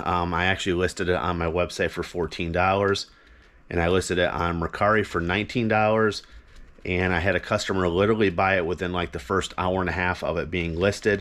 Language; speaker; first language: English; native; English